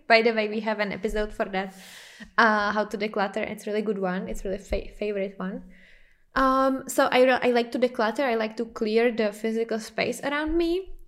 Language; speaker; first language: English; non-native, fluent; Czech